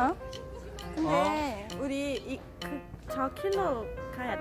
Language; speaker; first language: Korean; non-native, fluent; Arabic